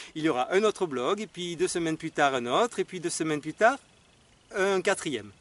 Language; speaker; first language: French; native; French